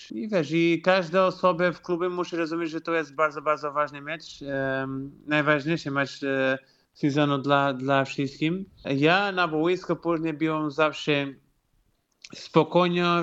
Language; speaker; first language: Polish; non-native, fluent; Portuguese